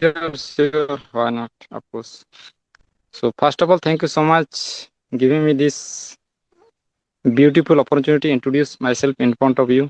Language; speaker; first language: English; non-native, learner; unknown